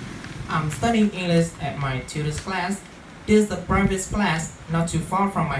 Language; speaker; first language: English; non-native, fluent; Vietnamese